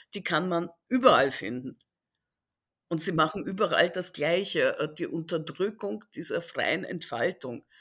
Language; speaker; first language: German; early bilingual, other home language; Russian